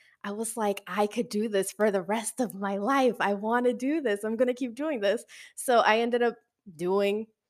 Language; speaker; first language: English; early bilingual, other home language; Spanish